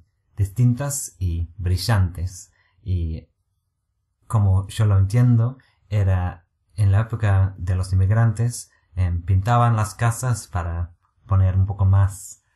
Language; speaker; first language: Spanish; non-native, fluent; English